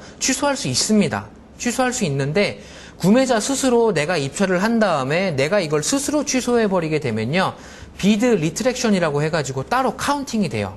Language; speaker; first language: Korean; native; Korean